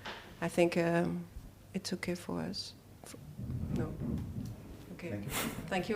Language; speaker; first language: English; non-native, learner; French